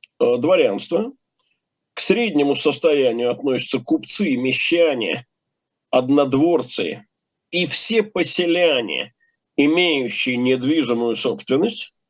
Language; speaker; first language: Russian; native; Russian